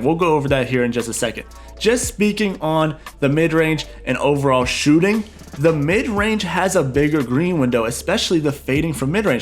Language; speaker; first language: English; native; English